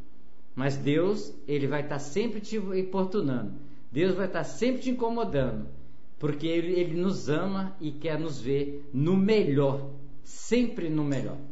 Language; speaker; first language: Portuguese; native; Portuguese